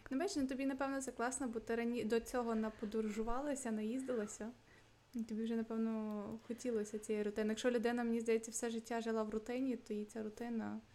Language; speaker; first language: Ukrainian; non-native, local second language; Russian